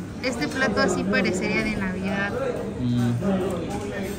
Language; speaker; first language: Spanish; native; Spanish